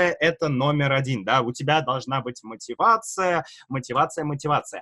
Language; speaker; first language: Russian; native; Russian